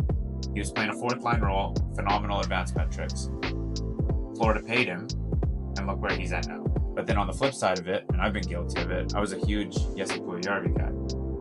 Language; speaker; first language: English; native; English